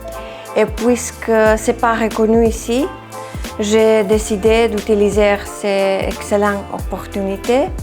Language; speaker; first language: French; non-native, fluent; Serbian